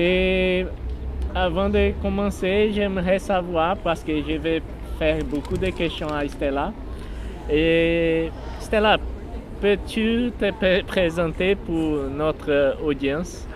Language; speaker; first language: French; non-native, learner; Portuguese